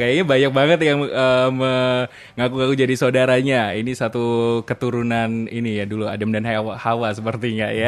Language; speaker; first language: Indonesian; native; Indonesian